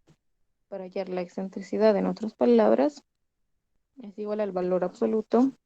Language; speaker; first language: Spanish; native; Spanish